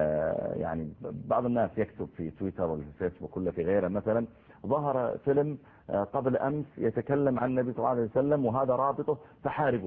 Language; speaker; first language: Arabic; native; Arabic